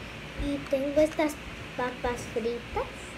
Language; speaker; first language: Spanish; early bilingual, heritage; Spanish